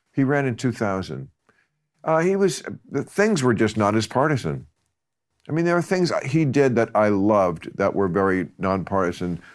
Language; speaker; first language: English; native; English